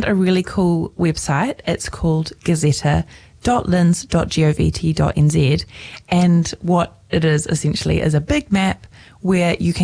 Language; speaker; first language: English; native; English